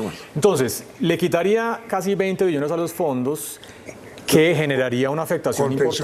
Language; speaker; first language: Spanish; native; Spanish